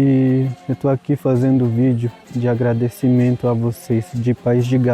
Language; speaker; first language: Portuguese; non-native, local second language; Guarani